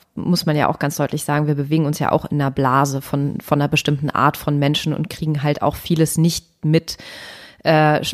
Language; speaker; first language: German; native; German